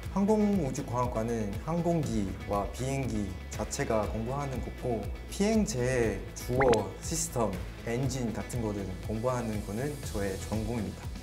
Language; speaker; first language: Korean; non-native, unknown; Malay